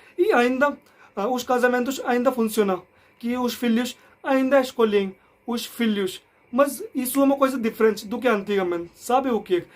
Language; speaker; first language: Portuguese; non-native, learner; Hindi